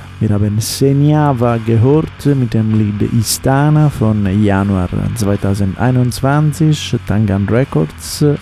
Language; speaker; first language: German; non-native, learner; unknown